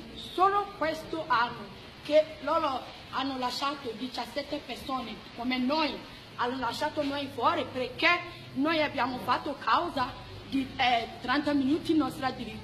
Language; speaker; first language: Italian; non-native, learner; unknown